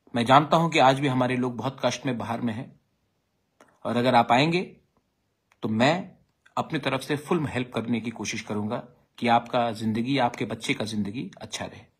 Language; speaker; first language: Hindi; non-native, local second language; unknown